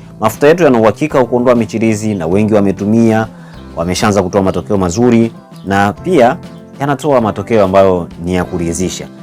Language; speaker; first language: Swahili; native; Swahili